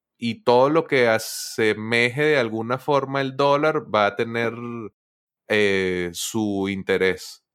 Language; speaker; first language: Spanish; native; Spanish